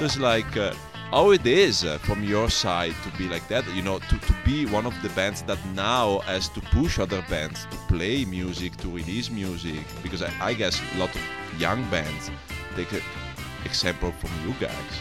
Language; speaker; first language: English; non-native, fluent; Italian